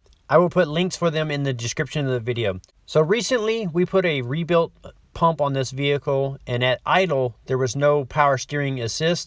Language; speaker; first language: English; native; English